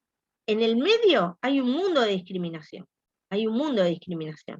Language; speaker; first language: Spanish; native; Spanish